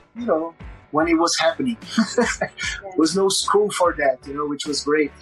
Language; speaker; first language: English; non-native, fluent; Portuguese